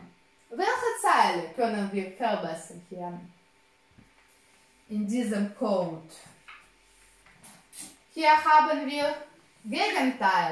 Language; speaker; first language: German; non-native, fluent; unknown